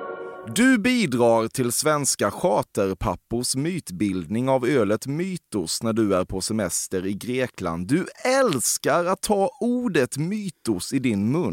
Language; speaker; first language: Swedish; native; Swedish